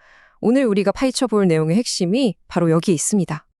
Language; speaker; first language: Korean; native; Korean